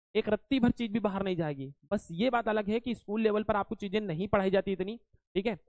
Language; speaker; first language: Hindi; native; Hindi